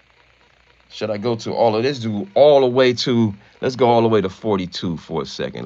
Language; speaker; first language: English; native; English